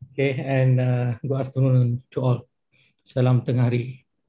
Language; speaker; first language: English; non-native, local second language; Malay